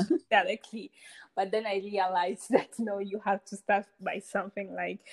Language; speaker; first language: English; non-native, fluent; Hausa